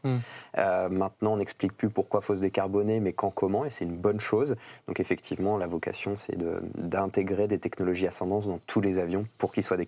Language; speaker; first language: French; native; French